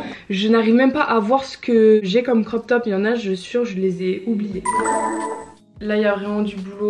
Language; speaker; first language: French; native; French